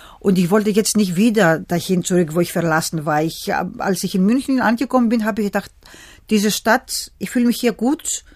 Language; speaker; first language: German; early bilingual, other home language; Greek